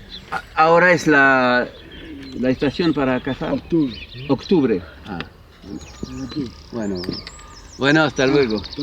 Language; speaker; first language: Spanish; non-native, learner; French